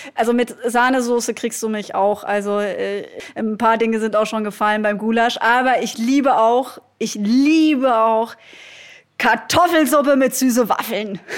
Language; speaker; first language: German; native; German